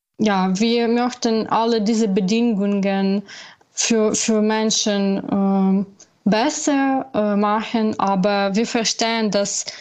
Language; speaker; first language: German; non-native, learner; Ukrainian